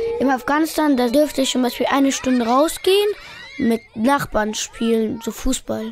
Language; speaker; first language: German; early bilingual, other home language; Pashto